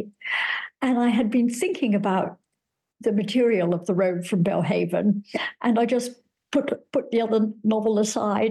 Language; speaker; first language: English; native; English